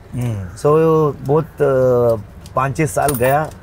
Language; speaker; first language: Hindi; non-native, local second language; Kannada